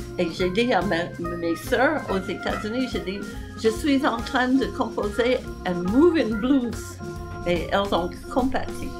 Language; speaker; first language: French; non-native, fluent; English